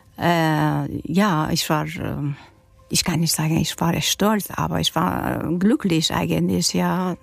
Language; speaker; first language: German; non-native, learner; Persian